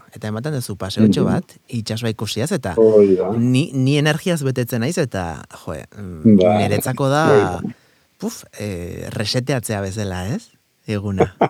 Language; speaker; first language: Basque; native; Basque